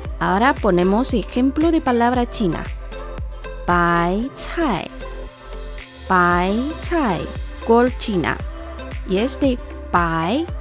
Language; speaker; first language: Spanish; non-native, fluent; Chinese